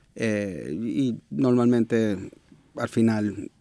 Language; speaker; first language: Spanish; early bilingual, heritage; Spanish